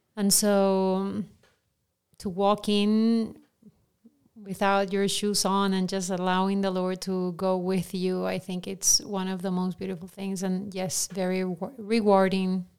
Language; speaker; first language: English; non-native, fluent; Spanish